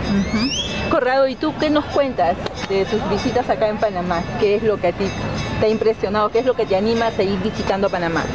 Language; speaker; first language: Spanish; native; Spanish